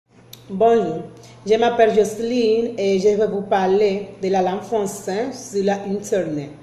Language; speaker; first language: French; non-native, learner; Spanish